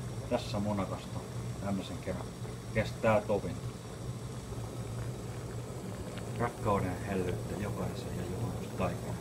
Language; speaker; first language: Finnish; native; Finnish